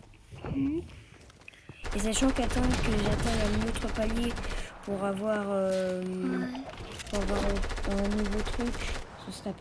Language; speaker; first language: French; native; French